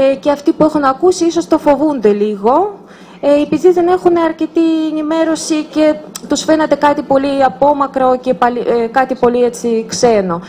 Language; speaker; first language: Greek; non-native, fluent; Russian